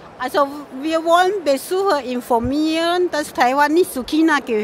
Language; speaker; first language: German; non-native, fluent; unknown